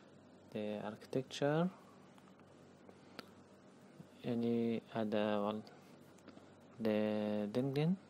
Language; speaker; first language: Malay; non-native, learner; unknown